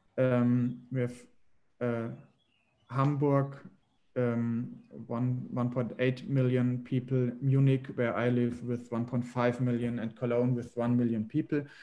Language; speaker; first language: English; non-native, fluent; German